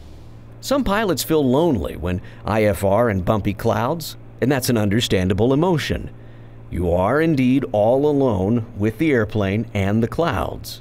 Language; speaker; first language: English; native; English